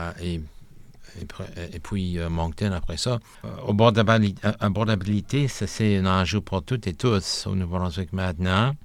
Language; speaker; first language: French; non-native, local second language; English